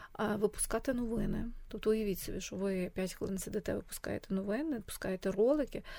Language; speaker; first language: Ukrainian; native; Ukrainian